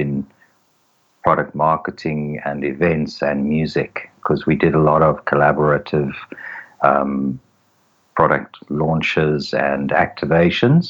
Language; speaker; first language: English; native; English